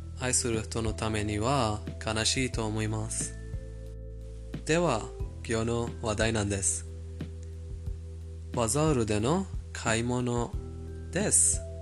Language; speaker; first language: Japanese; non-native, fluent; Persian